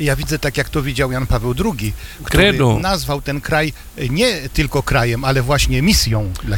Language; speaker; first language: Polish; non-native, fluent; Arabic